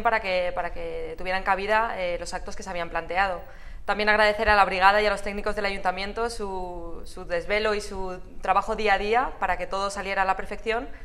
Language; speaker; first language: Spanish; native; Spanish